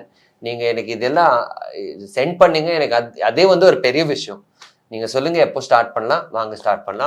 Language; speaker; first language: Tamil; non-native, fluent; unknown